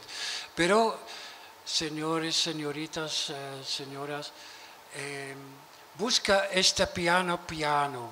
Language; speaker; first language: Spanish; non-native, learner; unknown